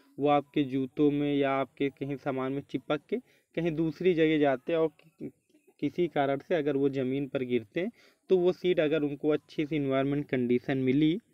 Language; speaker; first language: Hindi; native; Hindi